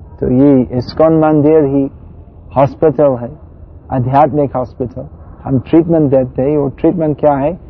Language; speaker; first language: Hindi; non-native, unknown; English